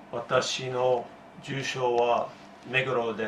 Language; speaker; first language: Japanese; non-native, learner; English